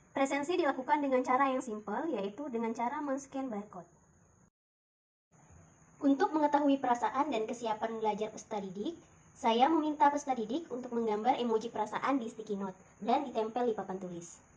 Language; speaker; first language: Indonesian; native; Indonesian